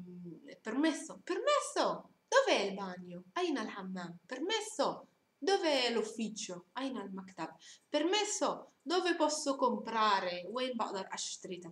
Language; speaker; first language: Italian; non-native, fluent; Arabic